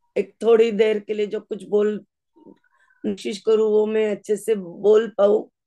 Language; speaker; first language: Hindi; non-native, local second language; Marathi